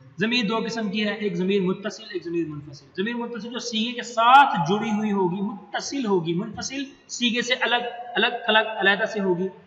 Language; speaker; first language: Urdu; non-native, local second language; Punjabi